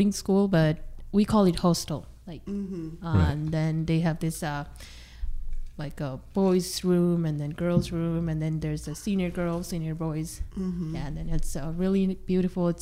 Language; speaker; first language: English; non-native, local second language; Sherpa